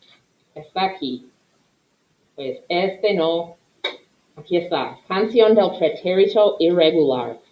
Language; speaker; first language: Spanish; non-native, fluent; English